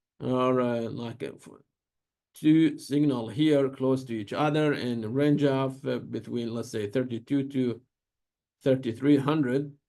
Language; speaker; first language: English; non-native, fluent; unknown